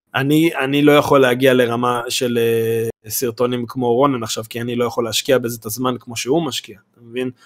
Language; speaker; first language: Hebrew; native; Hebrew